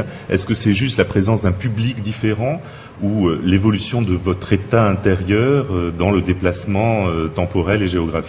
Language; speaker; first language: French; native; French